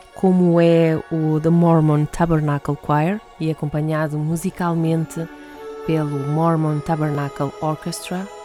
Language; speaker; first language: Portuguese; native; Portuguese